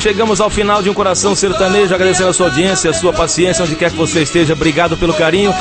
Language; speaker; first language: Portuguese; native; Portuguese